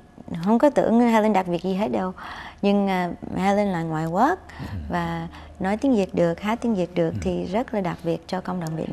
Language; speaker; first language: Vietnamese; non-native, fluent; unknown